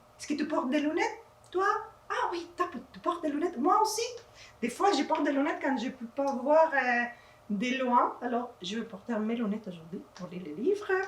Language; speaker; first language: French; non-native, fluent; Spanish